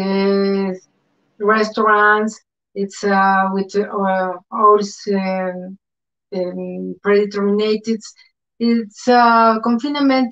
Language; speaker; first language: English; non-native, learner; Spanish